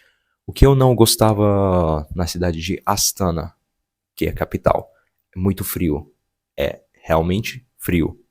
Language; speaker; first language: Portuguese; non-native, fluent; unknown